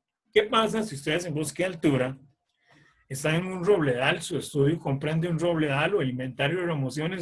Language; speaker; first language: Spanish; native; Spanish